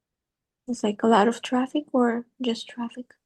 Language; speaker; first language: English; non-native, learner; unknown